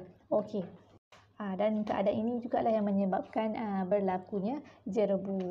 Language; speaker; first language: Malay; native; Malay